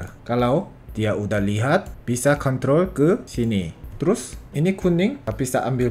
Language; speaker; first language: Indonesian; non-native, fluent; Korean